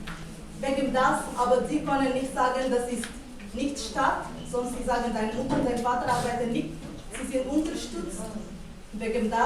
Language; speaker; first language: German; non-native, learner; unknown